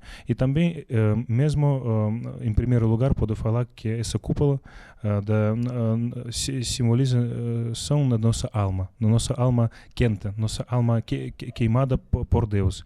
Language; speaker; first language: Portuguese; non-native, learner; Russian